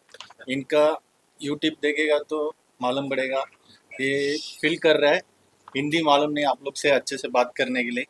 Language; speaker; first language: Hindi; non-native, local second language; Tamil